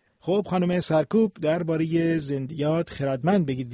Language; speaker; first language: Persian; native; Persian